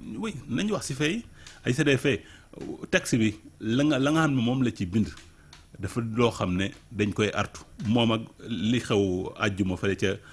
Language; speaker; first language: Wolof; non-native, local second language; Serer